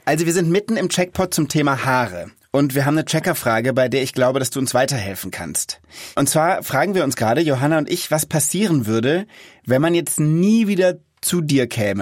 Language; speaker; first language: German; native; German